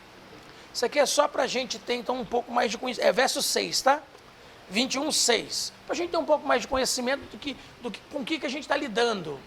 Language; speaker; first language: Portuguese; native; Portuguese